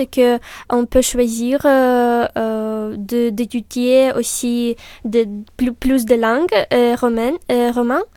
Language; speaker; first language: French; non-native, fluent; Ukrainian